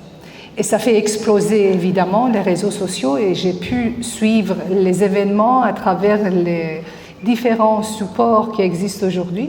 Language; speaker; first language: French; non-native, fluent; Persian